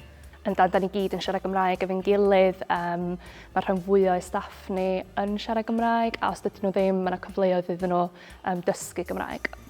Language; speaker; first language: Welsh; native; Welsh